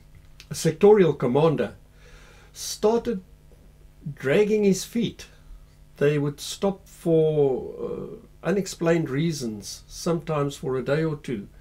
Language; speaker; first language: English; native; English